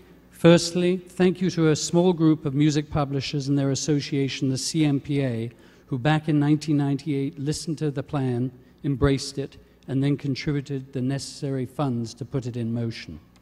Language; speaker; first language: English; native; English